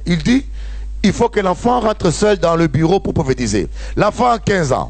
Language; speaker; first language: French; non-native, local second language; Lingala